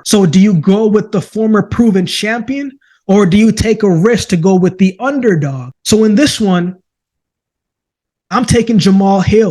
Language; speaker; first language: English; native; English